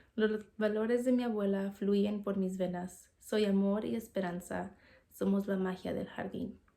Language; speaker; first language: Spanish; early bilingual, heritage; Spanish